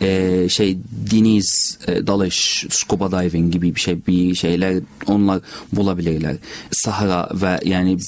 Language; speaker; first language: Turkish; non-native, learner; Arabic